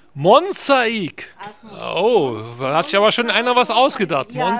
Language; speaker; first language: German; native; German